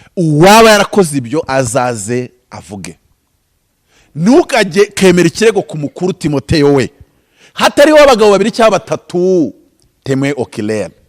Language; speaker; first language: Kinyarwanda; native; Kinyarwanda